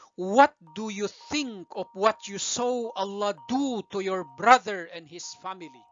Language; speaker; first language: English; non-native, local second language; Maguindanaon